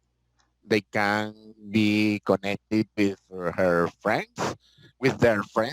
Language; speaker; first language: English; non-native, learner; Spanish